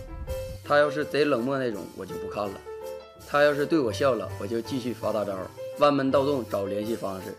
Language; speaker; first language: Chinese; native; Chinese